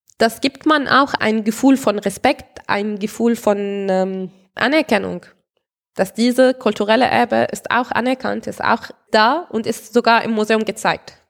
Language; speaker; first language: German; non-native, fluent; Arabic